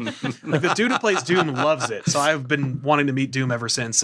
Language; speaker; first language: English; native; English